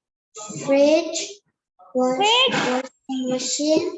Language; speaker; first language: English; non-native, learner; Indonesian